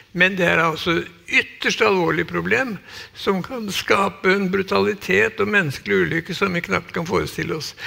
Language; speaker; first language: Norwegian; native; Norwegian